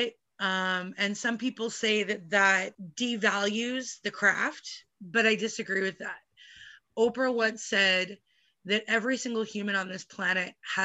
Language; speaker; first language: English; native; English